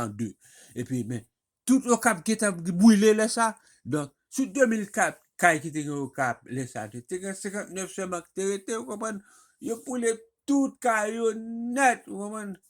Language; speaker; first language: French; non-native, local second language; Haitian Creole